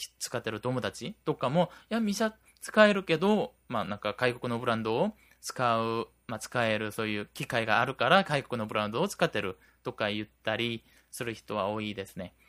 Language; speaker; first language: Japanese; non-native, fluent; Korean